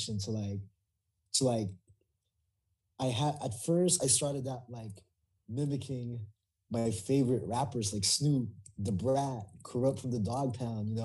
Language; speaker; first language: English; early bilingual, other home language; Filipino